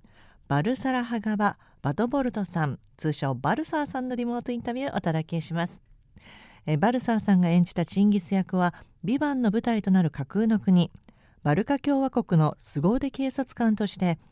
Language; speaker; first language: Japanese; native; Japanese